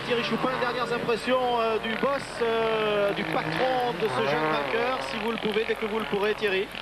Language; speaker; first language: French; native; French